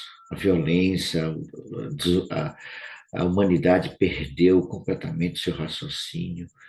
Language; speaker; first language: Portuguese; native; Portuguese